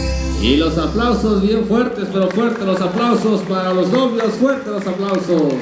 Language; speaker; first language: Spanish; native; Spanish